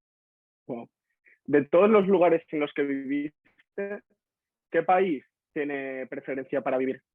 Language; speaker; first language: Spanish; non-native, learner; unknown